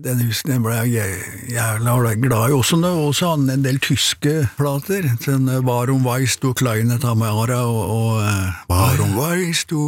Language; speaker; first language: Norwegian; native; Norwegian